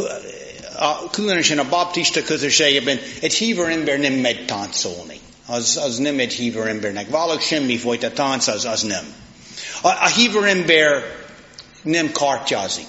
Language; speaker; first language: Hungarian; non-native, fluent; English